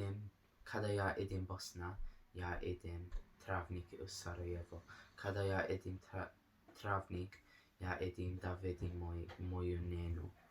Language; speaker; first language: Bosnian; early bilingual, heritage; English